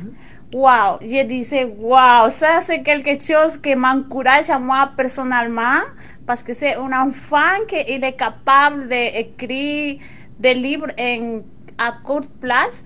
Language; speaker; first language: French; non-native, local second language; Spanish